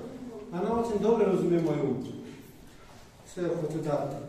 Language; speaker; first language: Russian; non-native, learner; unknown